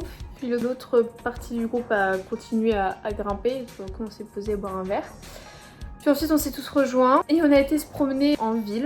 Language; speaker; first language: French; native; French